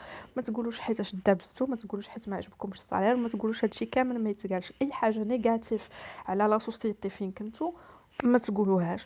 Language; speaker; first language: Arabic; native; Arabic